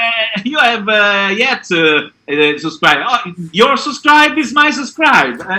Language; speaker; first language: English; non-native, learner; Italian